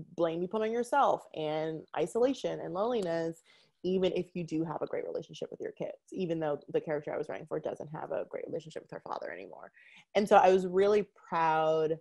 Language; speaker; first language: English; native; English